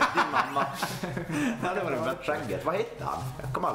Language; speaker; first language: Swedish; native; Swedish